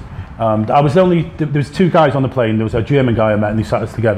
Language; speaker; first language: English; native; English